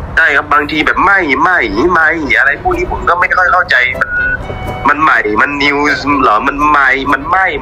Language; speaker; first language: Thai; early bilingual, heritage; Thai